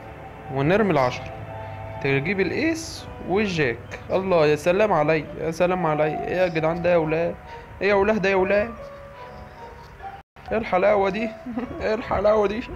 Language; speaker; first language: Arabic; native; Arabic